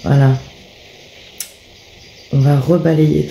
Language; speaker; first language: French; native; French